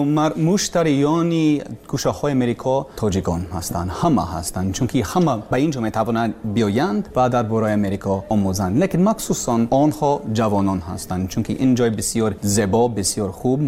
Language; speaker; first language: Persian; non-native, learner; English